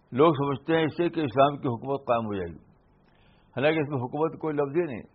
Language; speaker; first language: Urdu; native; Urdu